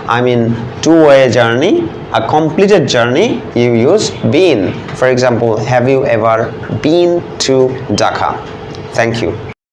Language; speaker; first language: English; non-native, local second language; Bangla